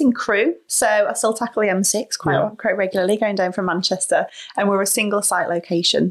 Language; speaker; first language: English; native; English